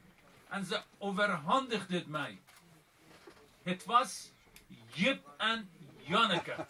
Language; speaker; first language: Dutch; non-native, fluent; Persian